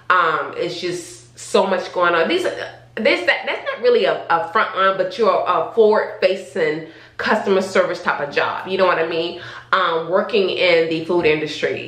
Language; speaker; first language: English; native; English